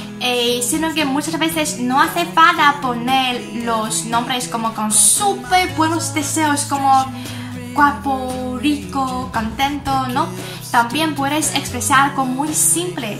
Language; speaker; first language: Spanish; non-native, fluent; Chinese